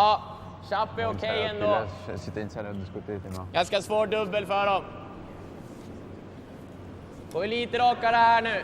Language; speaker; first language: Swedish; native; Swedish